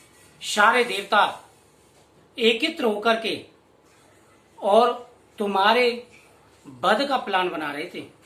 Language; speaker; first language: Hindi; native; Hindi